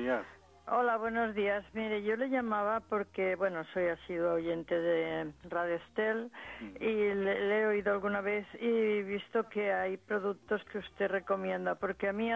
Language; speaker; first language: Spanish; native; Spanish